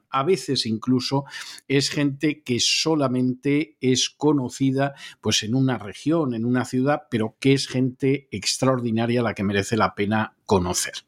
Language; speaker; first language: Spanish; native; Spanish